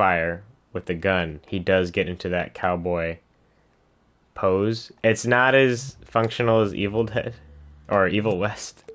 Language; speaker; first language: English; native; English